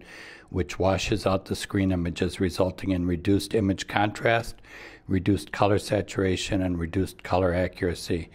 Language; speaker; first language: English; native; English